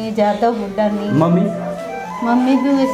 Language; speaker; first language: Hindi; early bilingual, other home language; Nepali